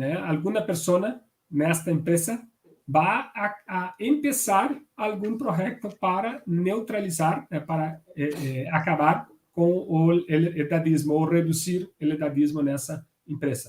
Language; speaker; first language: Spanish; non-native, fluent; Portuguese